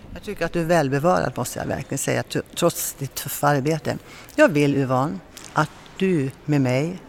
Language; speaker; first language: Swedish; native; Swedish